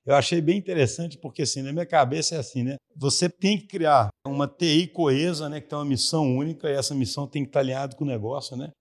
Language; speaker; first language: Portuguese; native; Portuguese